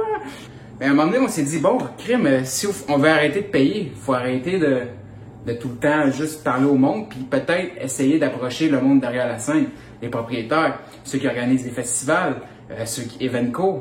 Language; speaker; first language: French; native; French